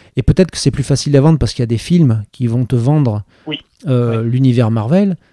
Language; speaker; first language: French; native; French